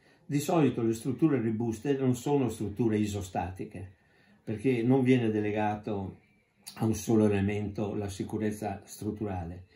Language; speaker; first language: Italian; native; Italian